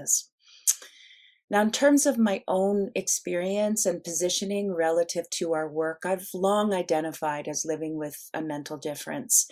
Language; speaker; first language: English; native; English